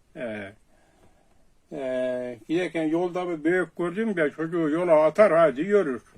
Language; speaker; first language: Turkish; native; Turkish